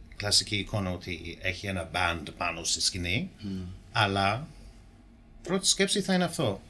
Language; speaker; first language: Greek; non-native, fluent; English